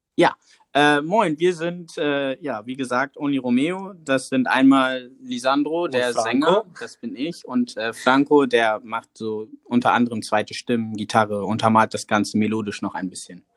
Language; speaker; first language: German; native; German